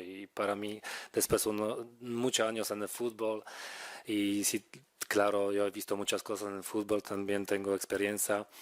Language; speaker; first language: Spanish; non-native, fluent; Polish